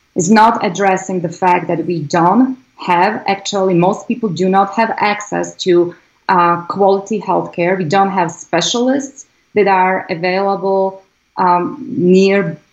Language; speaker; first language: English; non-native, fluent; Slovak